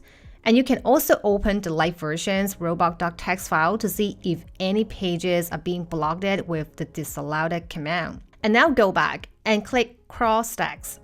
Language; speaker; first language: English; non-native, fluent; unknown